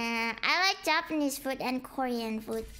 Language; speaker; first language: English; non-native, learner; Indonesian